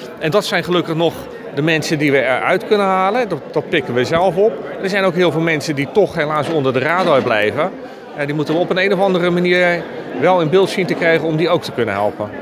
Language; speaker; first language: Dutch; native; Dutch